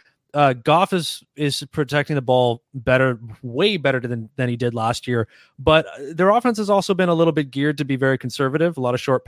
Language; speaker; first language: English; native; English